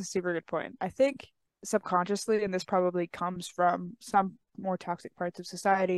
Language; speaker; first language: English; native; English